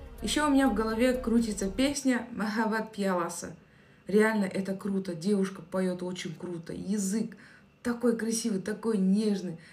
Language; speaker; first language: Russian; non-native, local second language; Kazakh